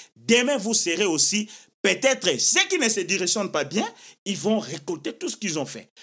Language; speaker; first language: French; non-native, local second language; Lingala